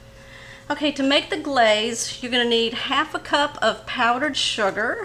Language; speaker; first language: English; native; English